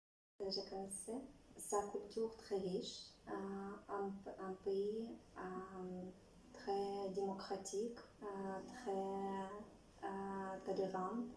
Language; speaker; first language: French; non-native, learner; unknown